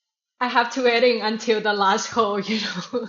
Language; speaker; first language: English; non-native, learner; Thai